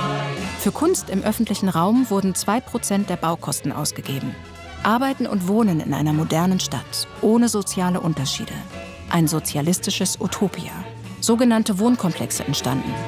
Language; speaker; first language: German; native; German